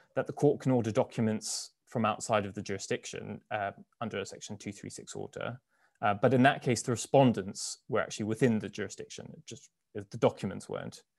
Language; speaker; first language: English; native; English